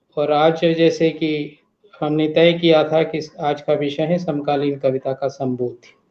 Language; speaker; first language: Hindi; non-native, local second language; Malayalam